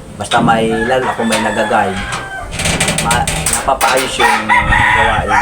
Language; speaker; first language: Filipino; non-native, local second language; Bikol